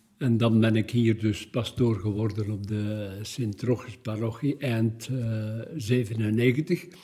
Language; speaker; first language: Dutch; native; Dutch